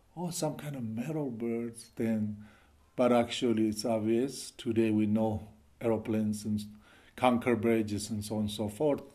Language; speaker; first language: English; non-native, learner; Chinese